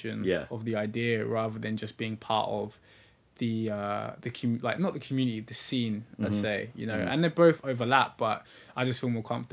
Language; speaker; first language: English; native; English